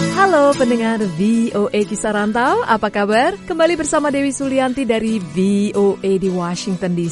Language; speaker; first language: Indonesian; native; Indonesian